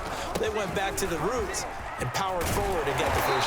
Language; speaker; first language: English; native; English